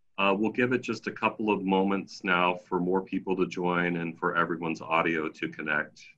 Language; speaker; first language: English; native; English